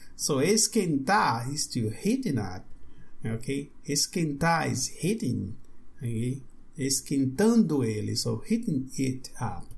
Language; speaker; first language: English; non-native, fluent; Portuguese